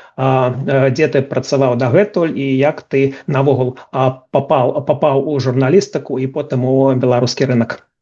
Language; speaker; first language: Belarusian; non-native, local second language; Russian